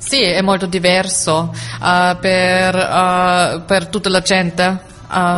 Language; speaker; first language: Italian; non-native, learner; German